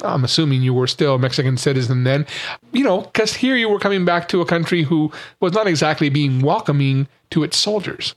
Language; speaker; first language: English; native; English